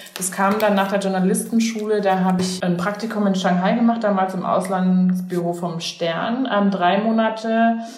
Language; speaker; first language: German; early bilingual, other home language; Chinese